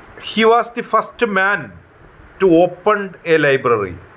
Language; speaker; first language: English; non-native, local second language; Malayalam